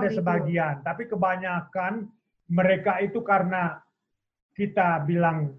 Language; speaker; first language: Indonesian; native; Indonesian